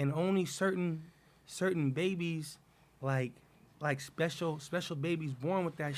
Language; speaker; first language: English; native; English